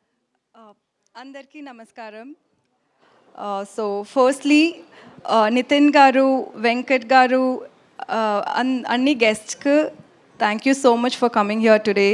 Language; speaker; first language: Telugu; non-native, learner; Tamil